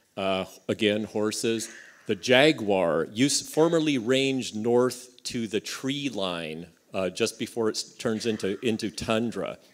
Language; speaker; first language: English; native; English